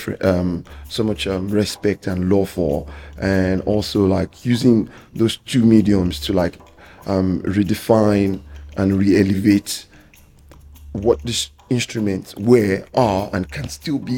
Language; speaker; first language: English; non-native, local second language; Yoruba